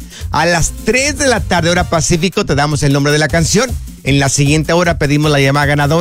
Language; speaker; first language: Spanish; native; Spanish